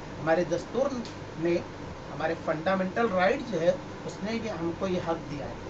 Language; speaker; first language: Urdu; native; Urdu